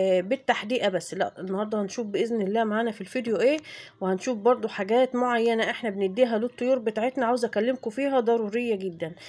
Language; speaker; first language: Arabic; native; Arabic